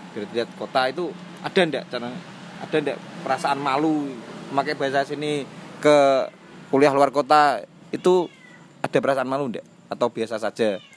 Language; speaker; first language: Indonesian; non-native, local second language; Javanese